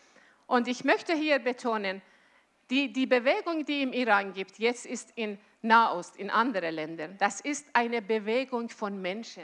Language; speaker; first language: German; non-native, fluent; Azerbaijani